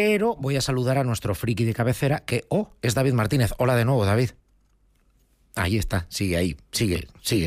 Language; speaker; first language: Spanish; native; Spanish